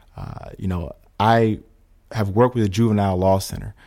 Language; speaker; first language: English; native; English